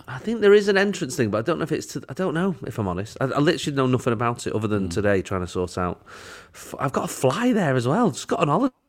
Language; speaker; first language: English; native; English